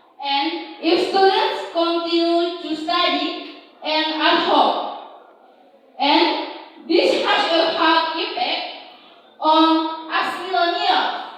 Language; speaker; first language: English; non-native, learner; Indonesian